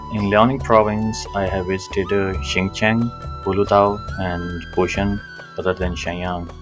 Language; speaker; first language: English; non-native, local second language; Punjabi